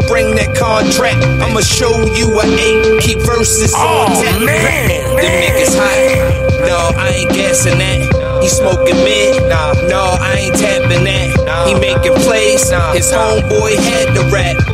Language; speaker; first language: English; native; English